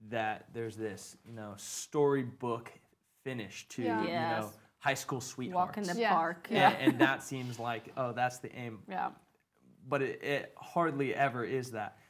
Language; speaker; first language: English; native; English